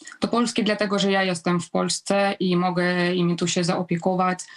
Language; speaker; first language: Polish; non-native, fluent; Ukrainian